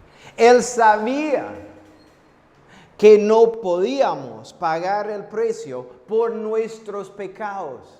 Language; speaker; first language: Spanish; non-native, fluent; English